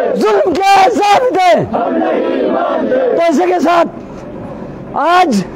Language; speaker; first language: Urdu; non-native, local second language; Balti